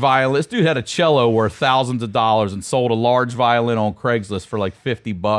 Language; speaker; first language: English; native; English